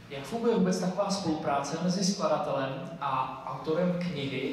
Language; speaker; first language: Czech; native; Czech